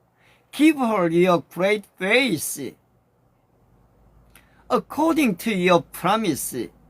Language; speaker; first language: English; non-native, learner; Korean